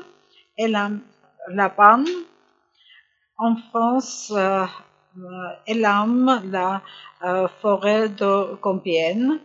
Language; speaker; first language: French; non-native, learner; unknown